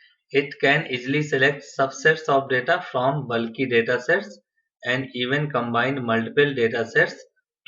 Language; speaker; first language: English; non-native, local second language; Hindi